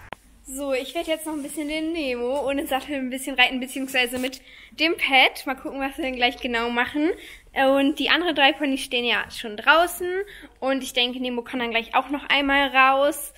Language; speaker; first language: German; native; German